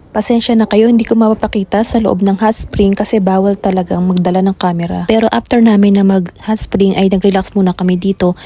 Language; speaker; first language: Filipino; native; Filipino